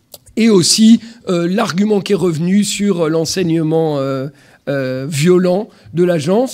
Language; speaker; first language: French; native; French